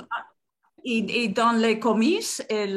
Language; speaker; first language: French; non-native, learner; Spanish